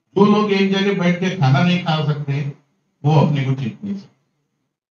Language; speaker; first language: Hindi; non-native, local second language; Marathi